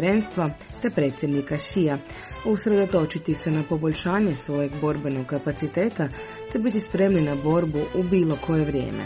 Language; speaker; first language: Croatian; native; Croatian